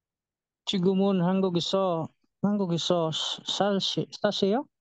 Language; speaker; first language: Korean; non-native, learner; Filipino